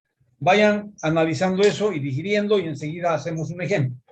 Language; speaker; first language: Spanish; native; Spanish